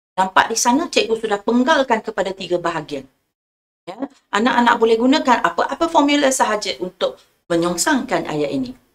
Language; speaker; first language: Malay; non-native, local second language; Chinese